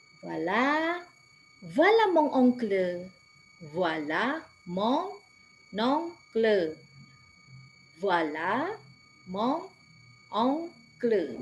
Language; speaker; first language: French; non-native, fluent; Indonesian